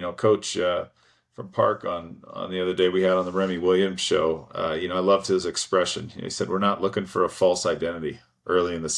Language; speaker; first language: English; native; English